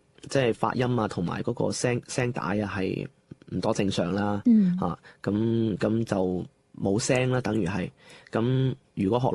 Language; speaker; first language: Cantonese; non-native, local second language; Chinese